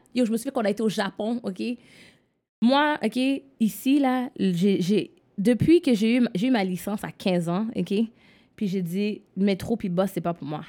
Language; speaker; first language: French; non-native, local second language; English